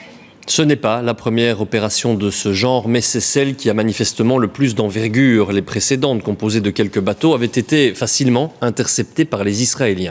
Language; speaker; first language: French; native; French